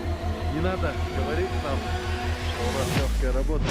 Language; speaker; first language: Russian; non-native, local second language; Kyrgyz